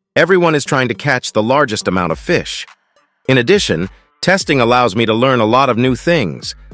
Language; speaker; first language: English; non-native, fluent; Russian